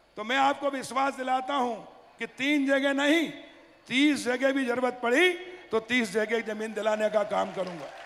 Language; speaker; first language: Hindi; native; Hindi